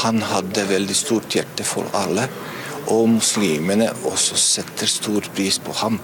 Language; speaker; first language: Norwegian; non-native, fluent; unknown